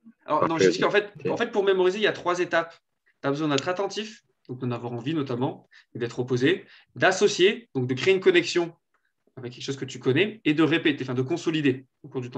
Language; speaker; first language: French; native; French